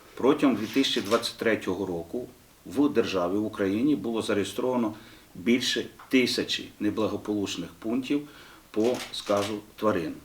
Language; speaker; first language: Ukrainian; native; Ukrainian